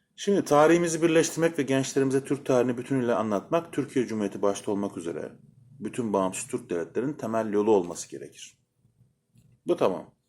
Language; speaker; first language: Turkish; native; Turkish